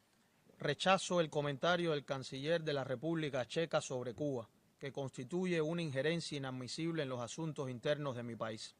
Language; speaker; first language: Spanish; native; Spanish